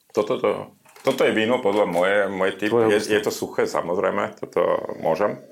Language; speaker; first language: Slovak; non-native, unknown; German